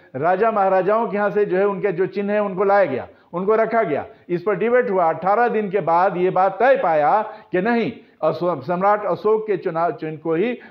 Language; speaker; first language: Hindi; native; Hindi